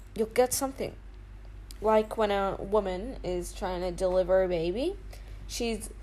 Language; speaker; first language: English; non-native, fluent; Arabic